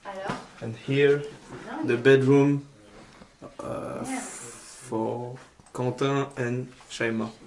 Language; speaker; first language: English; non-native, learner; French